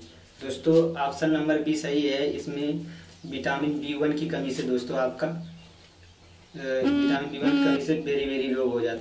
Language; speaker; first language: Hindi; native; Hindi